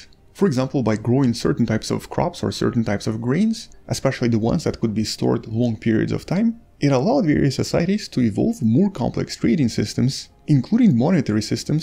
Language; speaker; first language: English; non-native, fluent; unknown